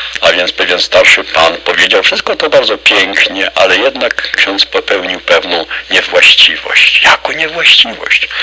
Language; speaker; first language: Polish; native; Polish